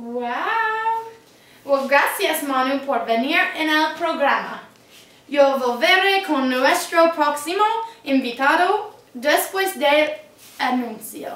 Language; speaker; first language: Spanish; non-native, learner; English